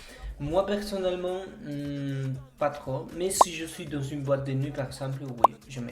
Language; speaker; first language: French; non-native, fluent; Spanish